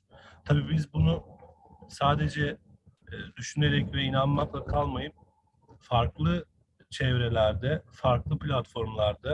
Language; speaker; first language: Turkish; native; Turkish